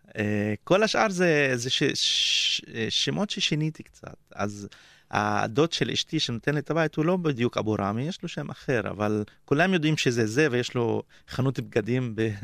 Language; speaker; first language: Hebrew; non-native, local second language; Arabic